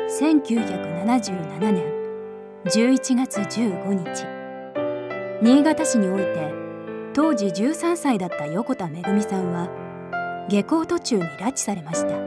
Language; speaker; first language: Japanese; native; Japanese